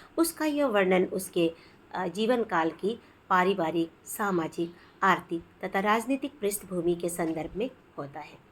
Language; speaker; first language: Hindi; non-native, local second language; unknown